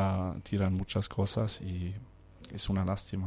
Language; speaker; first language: Spanish; non-native, fluent; Danish